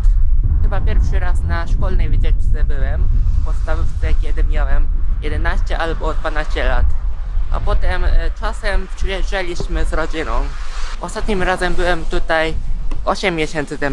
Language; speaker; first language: Polish; non-native, fluent; Japanese